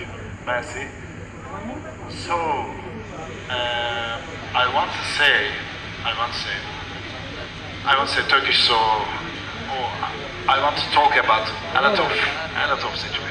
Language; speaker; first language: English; non-native, learner; Turkish